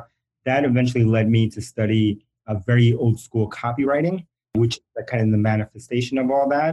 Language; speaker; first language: English; early bilingual, other home language; Spanish